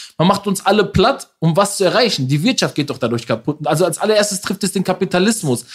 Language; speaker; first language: German; early bilingual, other home language; Persian